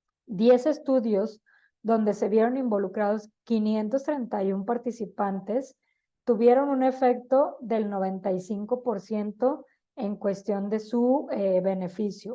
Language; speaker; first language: Spanish; native; Spanish